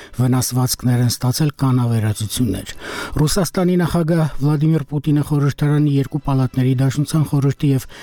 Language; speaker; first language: Armenian; native; Armenian